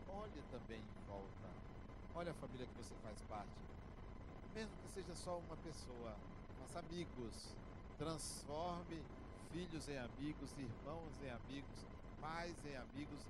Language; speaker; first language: Portuguese; native; Portuguese